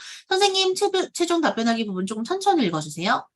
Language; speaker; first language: Korean; native; Korean